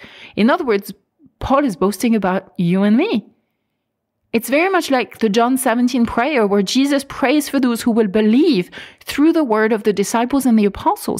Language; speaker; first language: English; non-native, fluent; French